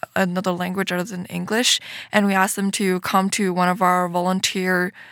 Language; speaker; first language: English; early bilingual, other home language; Chinese